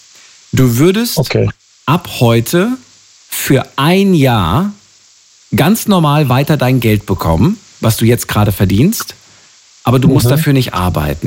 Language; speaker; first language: German; native; German